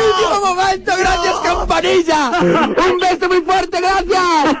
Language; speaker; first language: Spanish; native; Spanish